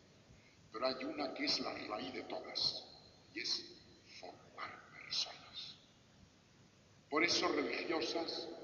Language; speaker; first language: Spanish; native; Spanish